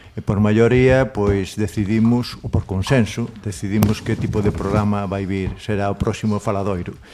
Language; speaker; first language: Galician; non-native, local second language; Spanish